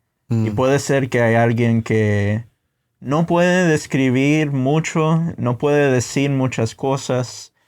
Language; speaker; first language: Spanish; non-native, fluent; English